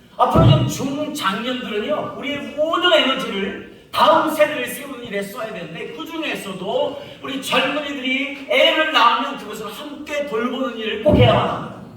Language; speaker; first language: Korean; native; Korean